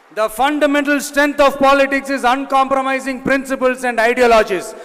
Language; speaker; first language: English; non-native, local second language; Tamil